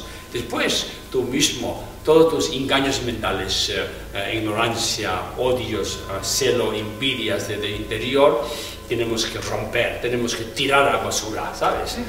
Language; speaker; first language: Spanish; non-native, fluent; Tibetan